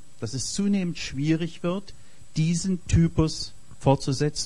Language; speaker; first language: German; native; German